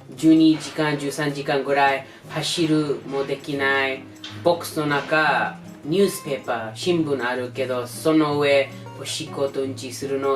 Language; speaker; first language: Japanese; non-native, learner; English